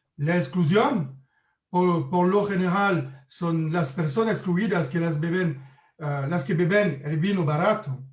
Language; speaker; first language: Spanish; non-native, learner; French